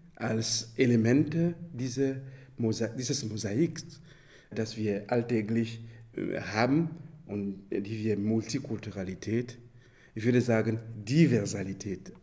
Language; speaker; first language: German; non-native, fluent; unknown